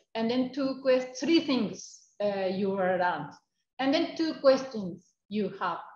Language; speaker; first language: English; non-native, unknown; Japanese